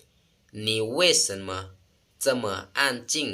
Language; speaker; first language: Chinese; non-native, fluent; Lao